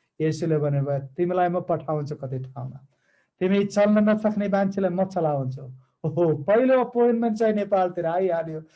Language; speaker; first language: Nepali; non-native, fluent; Malayalam